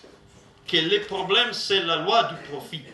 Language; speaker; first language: French; non-native, learner; Italian